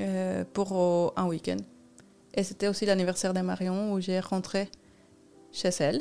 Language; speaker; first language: French; non-native, fluent; Spanish